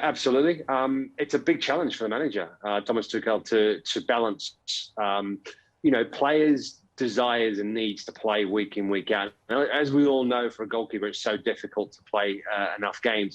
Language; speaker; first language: English; native; English